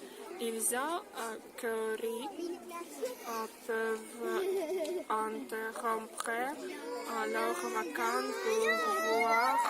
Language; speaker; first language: French; non-native, learner; Russian